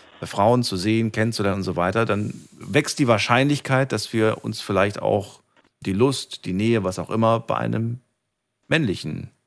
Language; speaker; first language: German; native; German